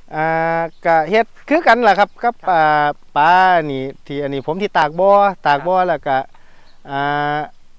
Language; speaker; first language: Thai; native; Thai